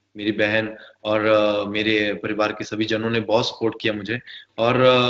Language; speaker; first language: Hindi; native; Hindi